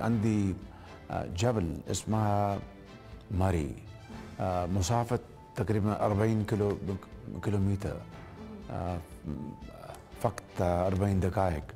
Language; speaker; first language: Arabic; non-native, learner; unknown